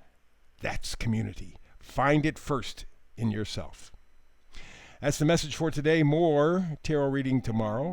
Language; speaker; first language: English; native; English